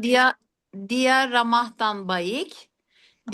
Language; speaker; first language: Indonesian; non-native, learner; Turkish